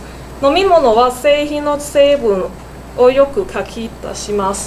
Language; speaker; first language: Japanese; non-native, learner; Cantonese